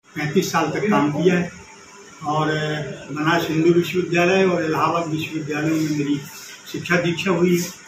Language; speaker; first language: Hindi; native; Hindi